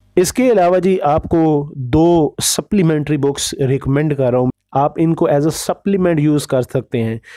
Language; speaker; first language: Urdu; native; Urdu